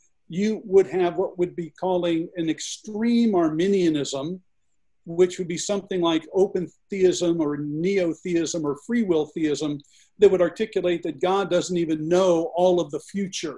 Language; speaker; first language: English; native; English